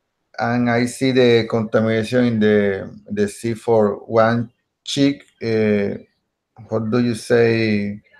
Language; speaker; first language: English; non-native, learner; Spanish